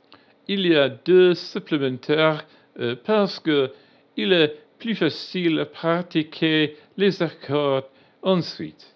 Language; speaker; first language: French; non-native, learner; English